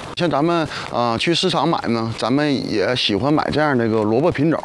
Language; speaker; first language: Chinese; native; Chinese